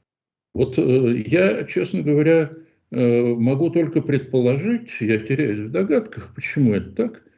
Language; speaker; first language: Russian; native; Russian